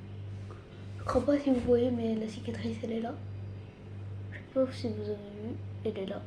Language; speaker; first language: French; early bilingual, other home language; Arabic